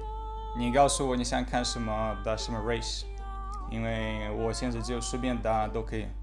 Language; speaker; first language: Chinese; non-native, learner; Russian